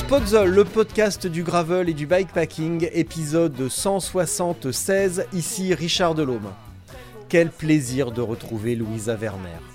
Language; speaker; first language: French; native; French